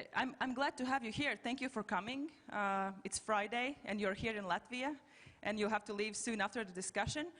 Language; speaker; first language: English; non-native, fluent; Latvian